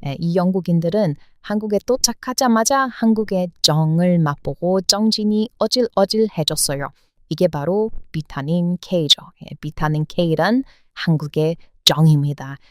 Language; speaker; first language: Korean; non-native, fluent; English